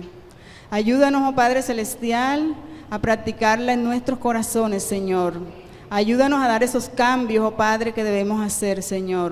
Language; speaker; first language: Spanish; native; Spanish